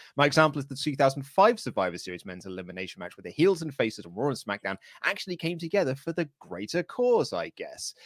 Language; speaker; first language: English; native; English